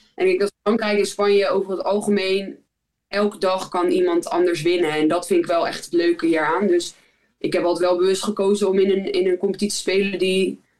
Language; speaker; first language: Dutch; native; Dutch